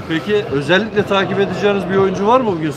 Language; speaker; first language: Turkish; native; Turkish